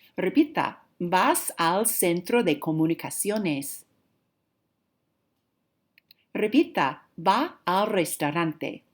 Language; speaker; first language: Spanish; non-native, fluent; English